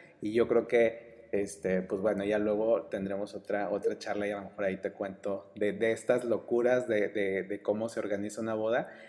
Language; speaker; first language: Spanish; native; Spanish